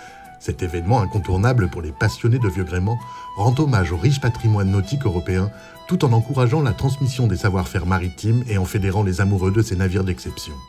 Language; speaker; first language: French; native; French